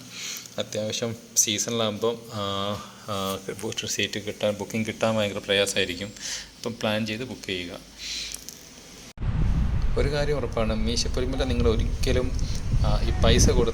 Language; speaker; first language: Malayalam; native; Malayalam